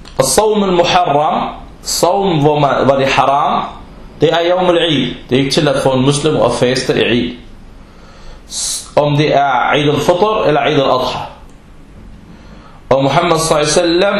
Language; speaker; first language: Danish; non-native, fluent; Arabic